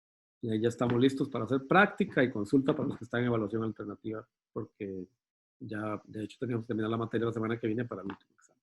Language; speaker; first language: Spanish; native; Spanish